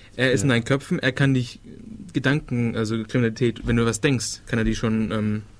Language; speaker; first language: German; non-native, fluent; Danish